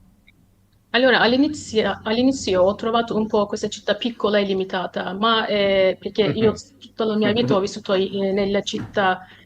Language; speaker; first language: Italian; non-native, fluent; Turkish